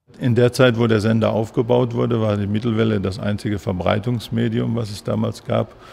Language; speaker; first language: German; native; German